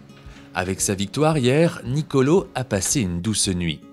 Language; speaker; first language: French; native; French